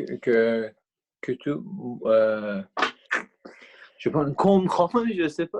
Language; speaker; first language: French; non-native, learner; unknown